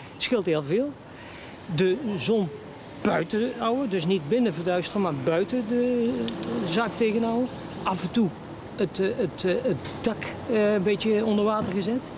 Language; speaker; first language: Dutch; native; Dutch